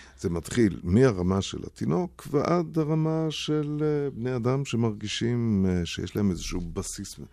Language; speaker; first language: Hebrew; non-native, fluent; German